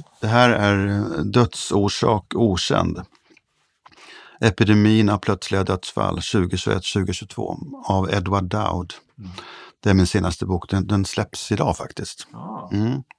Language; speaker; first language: Swedish; native; Swedish